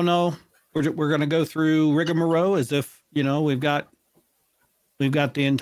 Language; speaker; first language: English; native; English